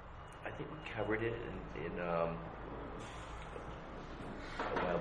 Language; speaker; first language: English; native; English